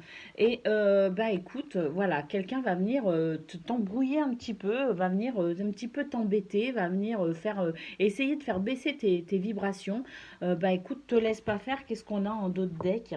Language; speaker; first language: French; native; French